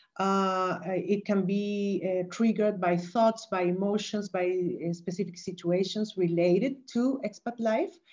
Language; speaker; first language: English; non-native, fluent; Spanish